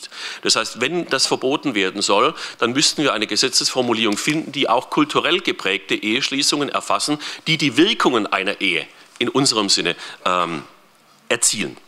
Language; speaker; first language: German; native; German